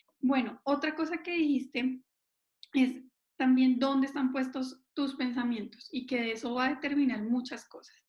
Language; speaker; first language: Spanish; native; Spanish